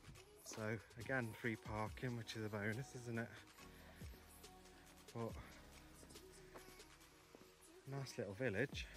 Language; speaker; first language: English; native; English